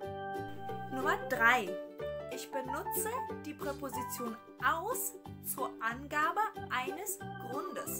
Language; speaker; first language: German; non-native, fluent; Ukrainian